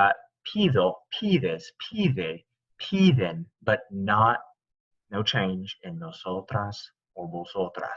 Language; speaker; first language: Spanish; non-native, fluent; English